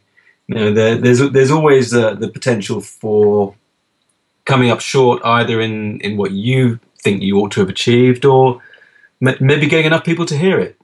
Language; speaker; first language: English; native; English